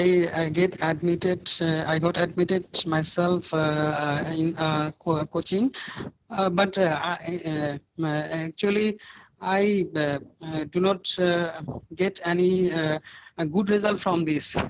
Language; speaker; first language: English; non-native, learner; Bangla